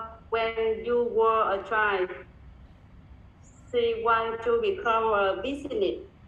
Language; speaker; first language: English; non-native, learner; Vietnamese